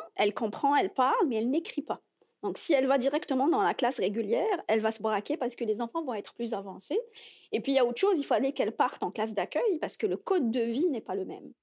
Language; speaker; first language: French; non-native, local second language; Arabic